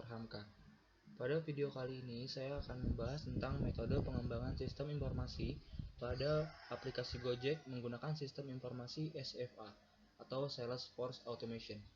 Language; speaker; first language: Indonesian; native; Indonesian